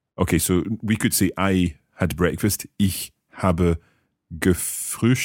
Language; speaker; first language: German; non-native, learner; English